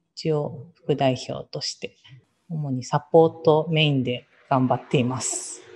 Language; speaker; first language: Japanese; native; Japanese